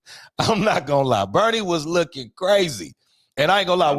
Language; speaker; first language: English; native; English